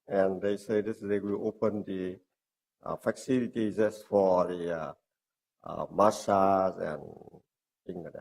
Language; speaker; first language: English; non-native, learner; Vietnamese